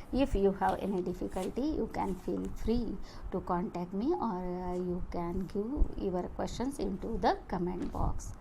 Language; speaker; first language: English; non-native, local second language; Marathi